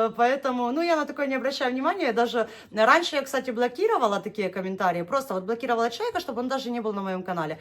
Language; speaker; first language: Russian; native; Russian